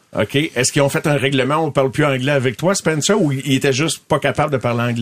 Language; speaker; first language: French; native; French